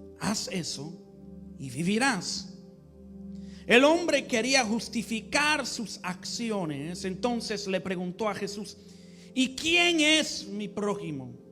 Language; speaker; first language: Spanish; early bilingual, heritage; English